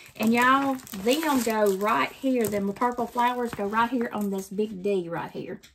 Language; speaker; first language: English; native; English